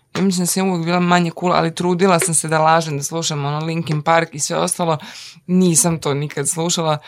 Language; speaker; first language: Serbian; native; Serbian